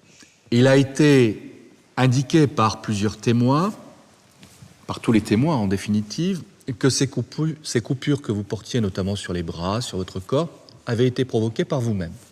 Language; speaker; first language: French; native; French